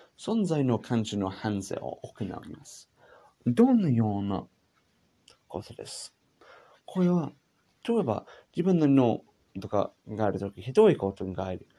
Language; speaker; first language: Japanese; non-native, learner; English